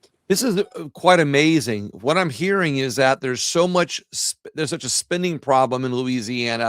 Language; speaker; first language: English; native; English